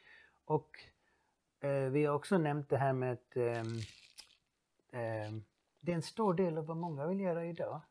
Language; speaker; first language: Swedish; non-native, fluent; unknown